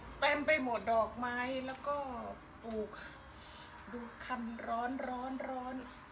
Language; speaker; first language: Thai; native; Thai